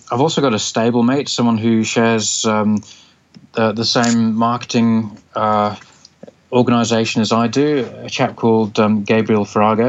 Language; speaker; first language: English; native; English